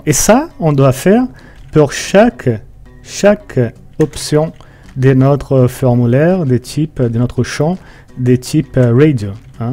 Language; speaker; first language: French; non-native, fluent; Portuguese